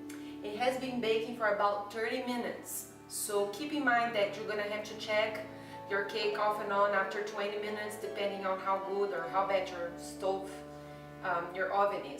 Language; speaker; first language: English; non-native, fluent; Portuguese